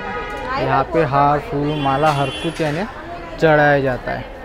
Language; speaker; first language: Hindi; non-native, local second language; Marathi